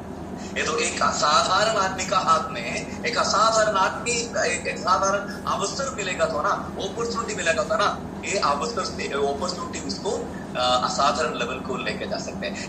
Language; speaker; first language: Hindi; non-native, local second language; Malayalam